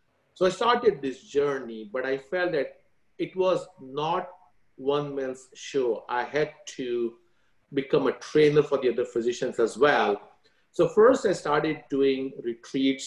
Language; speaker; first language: English; non-native, local second language; Gujarati